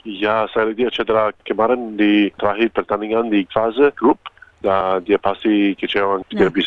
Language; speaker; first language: Indonesian; non-native, fluent; Croatian